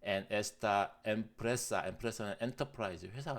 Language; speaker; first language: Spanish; non-native, learner; Korean